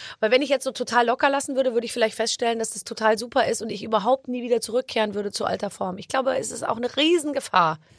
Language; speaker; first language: German; native; German